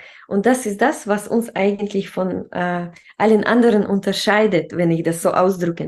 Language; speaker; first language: German; non-native, fluent; Russian